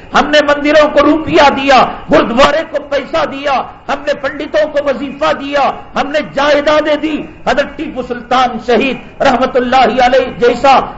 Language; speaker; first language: Urdu; native; Urdu